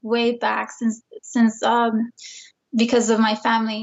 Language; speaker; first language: English; early bilingual, other home language; Spanish